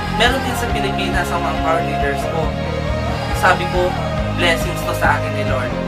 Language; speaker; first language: Filipino; non-native, local second language; Iloko